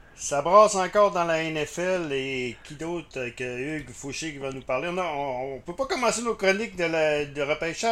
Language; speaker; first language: French; native; French